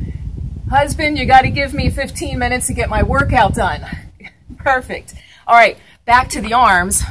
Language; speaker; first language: English; native; English